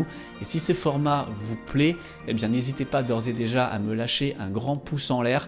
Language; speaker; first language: French; native; French